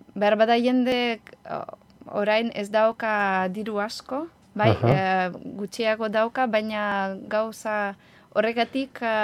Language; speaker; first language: Basque; non-native, learner; Ukrainian